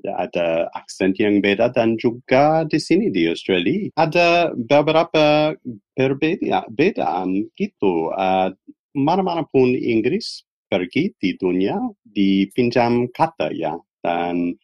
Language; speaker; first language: Indonesian; non-native, fluent; English